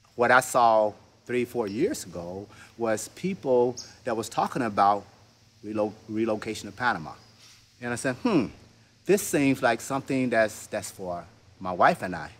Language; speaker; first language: English; native; English